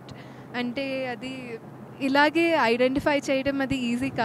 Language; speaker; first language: Telugu; non-native, fluent; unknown